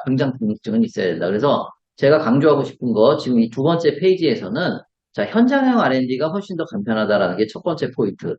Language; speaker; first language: Korean; native; Korean